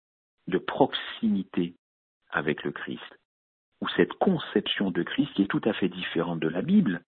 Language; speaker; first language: French; native; French